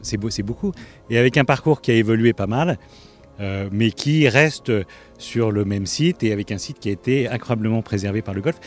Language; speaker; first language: French; native; French